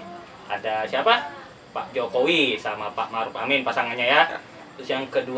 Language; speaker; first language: Indonesian; native; Indonesian